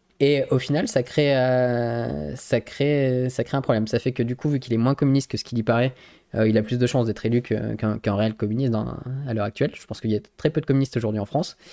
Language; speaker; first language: French; native; French